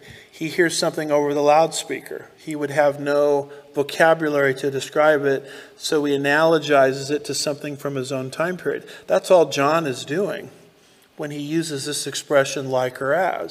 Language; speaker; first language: English; native; English